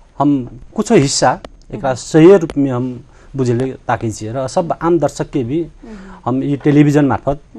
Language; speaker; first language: Maithili; non-native, local second language; Rana Tharu